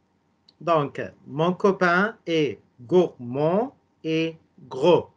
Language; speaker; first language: French; non-native, fluent; Arabic